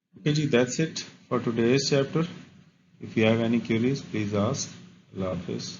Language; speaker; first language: English; non-native, local second language; Urdu